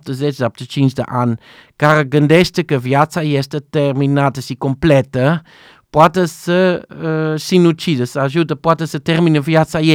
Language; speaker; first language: Romanian; non-native, learner; Dutch